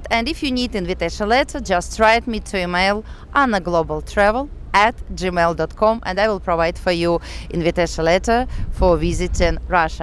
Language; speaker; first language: English; non-native, fluent; Russian